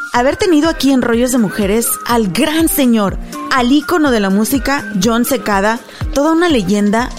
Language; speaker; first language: Spanish; native; Spanish